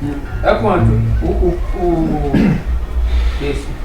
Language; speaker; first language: Portuguese; non-native, learner; Haitian Creole